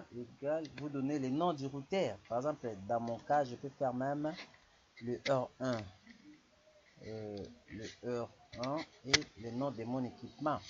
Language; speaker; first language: French; non-native, local second language; Lingala